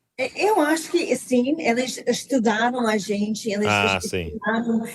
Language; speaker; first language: Portuguese; non-native, learner; English